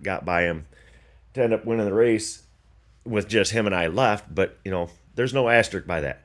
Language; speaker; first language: English; native; English